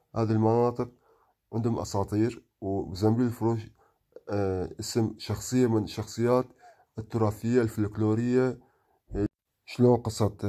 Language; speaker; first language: Arabic; non-native, local second language; Kurdish